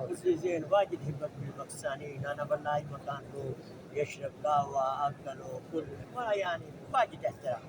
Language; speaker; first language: Arabic; non-native, learner; Urdu